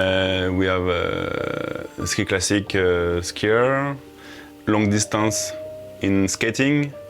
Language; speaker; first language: English; non-native, learner; French